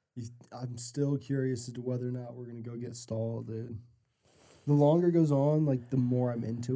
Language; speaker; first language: English; native; English